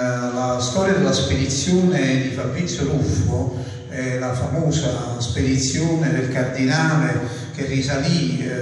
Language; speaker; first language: Italian; native; Italian